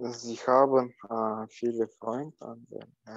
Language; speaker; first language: German; non-native, learner; Turkish